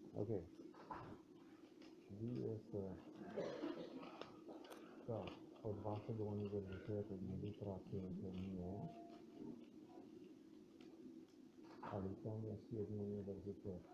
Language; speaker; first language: Polish; non-native, learner; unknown